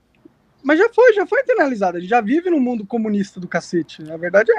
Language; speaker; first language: Portuguese; native; Portuguese